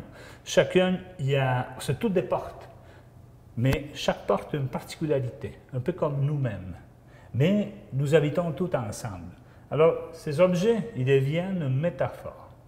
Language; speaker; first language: French; non-native, fluent; Spanish